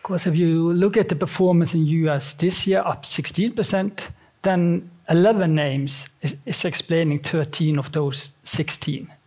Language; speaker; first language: English; non-native, fluent; Norwegian